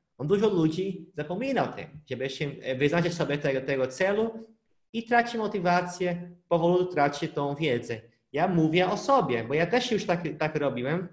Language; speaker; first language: Polish; non-native, fluent; Portuguese